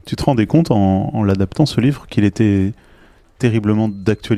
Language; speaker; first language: French; native; French